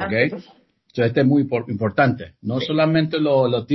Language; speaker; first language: Spanish; non-native, learner; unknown